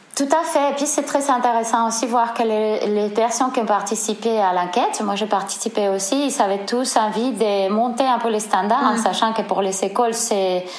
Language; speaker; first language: French; non-native, fluent; Spanish